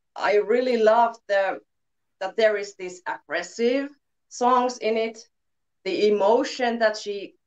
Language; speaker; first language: English; non-native, learner; Finnish